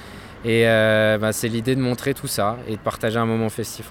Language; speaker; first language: French; native; French